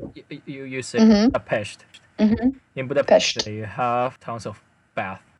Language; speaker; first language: English; non-native, fluent; Chinese